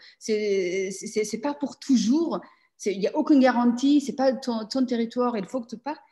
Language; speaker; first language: French; non-native, learner; Persian